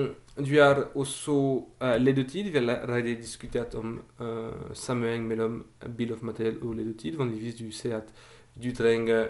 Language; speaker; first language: Norwegian; non-native, fluent; French